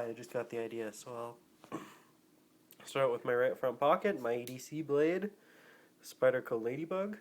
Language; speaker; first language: English; native; English